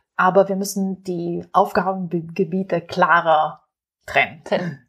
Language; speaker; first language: German; non-native, fluent; Romanian